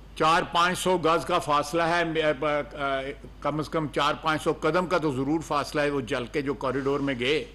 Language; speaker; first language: Urdu; non-native, local second language; Punjabi